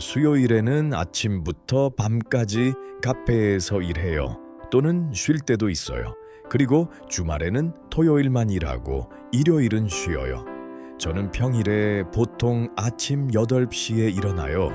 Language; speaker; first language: Korean; non-native, fluent; Uzbek